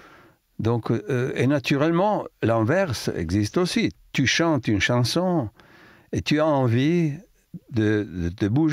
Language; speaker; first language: French; non-native, fluent; Italian